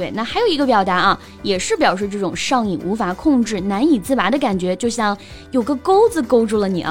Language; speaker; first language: Chinese; native; Chinese